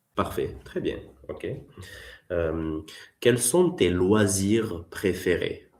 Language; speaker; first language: French; native; French